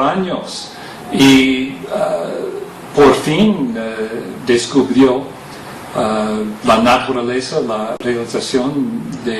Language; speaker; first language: Spanish; non-native, fluent; English